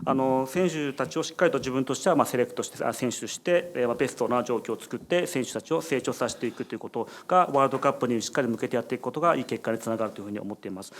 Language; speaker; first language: Japanese; native; Japanese